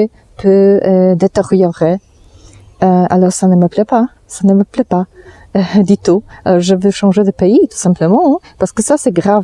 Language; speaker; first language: French; non-native, fluent; Polish